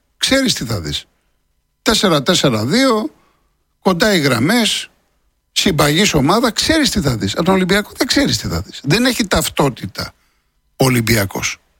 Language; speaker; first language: Greek; native; Greek